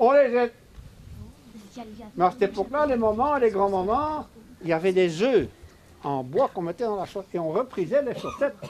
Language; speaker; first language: French; native; French